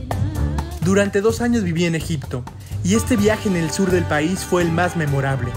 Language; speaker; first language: Spanish; native; Spanish